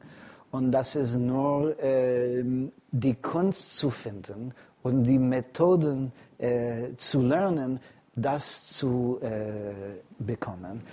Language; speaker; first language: German; non-native, fluent; English